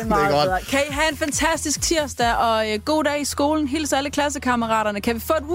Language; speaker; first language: Danish; native; Danish